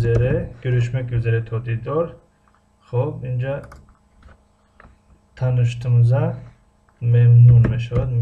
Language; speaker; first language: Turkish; non-native, fluent; Tajik